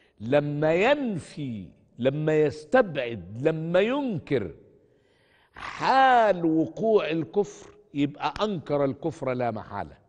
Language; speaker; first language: Arabic; native; Arabic